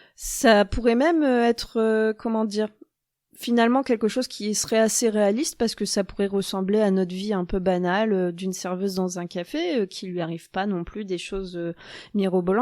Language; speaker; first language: French; native; French